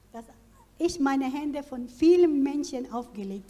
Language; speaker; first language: German; non-native, fluent; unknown